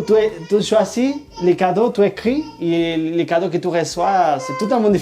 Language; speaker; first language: French; non-native, learner; Spanish